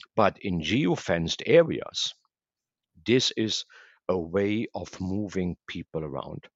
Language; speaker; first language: English; non-native, fluent; German